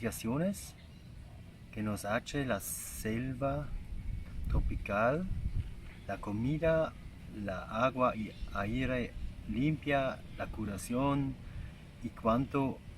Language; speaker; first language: Spanish; non-native, learner; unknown